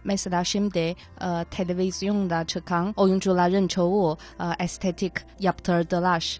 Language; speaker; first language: Turkish; non-native, learner; Chinese